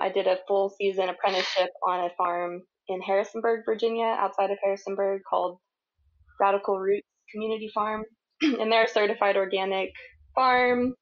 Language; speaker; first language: English; native; English